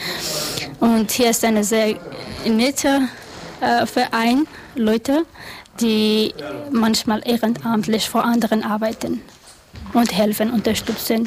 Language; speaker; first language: German; non-native, learner; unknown